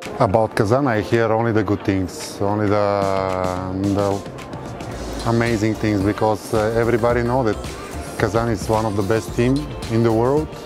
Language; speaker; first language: English; non-native, learner; Bulgarian